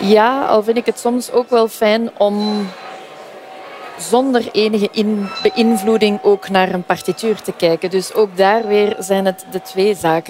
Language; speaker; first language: Dutch; native; Dutch